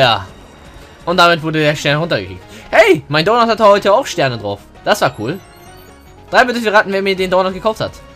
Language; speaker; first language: German; native; German